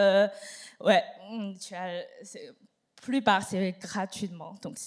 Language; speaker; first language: French; non-native, learner; Chinese